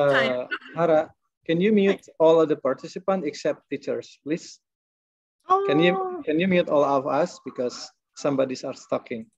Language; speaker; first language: English; non-native, learner; Indonesian